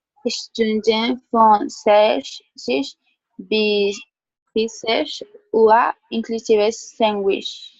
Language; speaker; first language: German; non-native, learner; Spanish